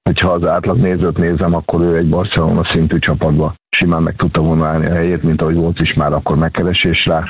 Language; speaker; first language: Hungarian; native; Hungarian